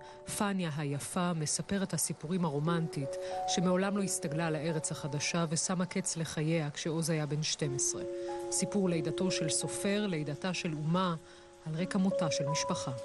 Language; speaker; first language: Hebrew; native; Hebrew